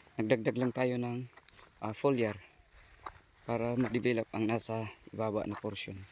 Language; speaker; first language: Filipino; non-native, local second language; Cebuano